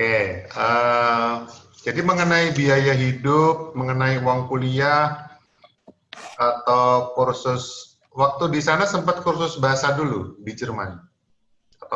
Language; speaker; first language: Indonesian; native; Indonesian